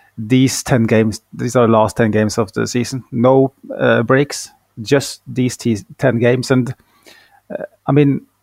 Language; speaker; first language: English; non-native, fluent; Norwegian